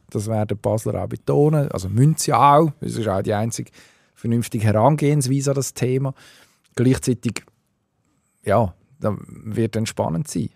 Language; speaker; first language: German; native; German